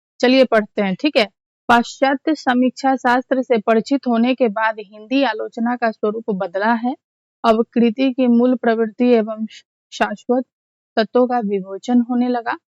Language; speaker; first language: Hindi; native; Hindi